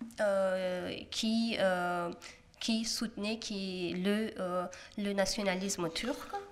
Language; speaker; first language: French; non-native, fluent; Kurdish